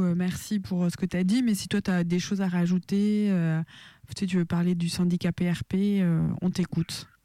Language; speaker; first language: French; native; French